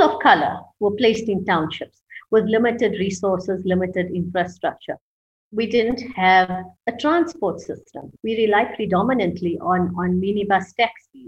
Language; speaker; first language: English; native; English